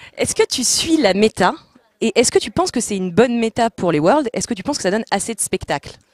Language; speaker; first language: French; native; French